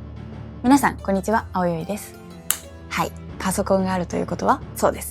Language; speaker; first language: Japanese; native; Japanese